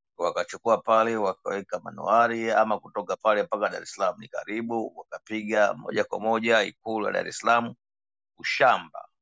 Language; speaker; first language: Swahili; native; Swahili